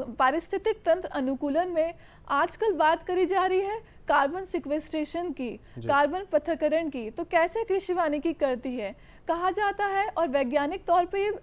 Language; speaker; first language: Hindi; native; Hindi